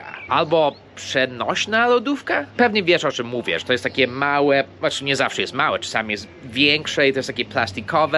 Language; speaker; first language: Polish; early bilingual, heritage; Polish